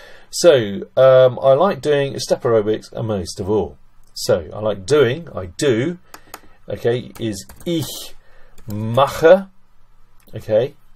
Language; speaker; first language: English; native; English